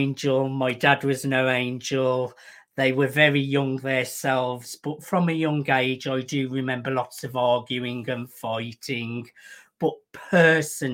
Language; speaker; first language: English; native; English